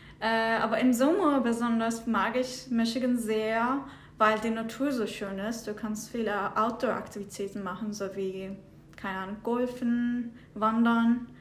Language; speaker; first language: German; non-native, fluent; Turkish